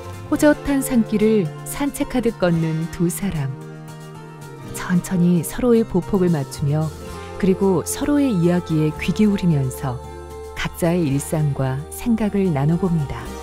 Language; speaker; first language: Korean; native; Korean